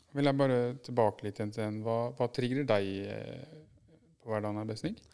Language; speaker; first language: Norwegian; native; Norwegian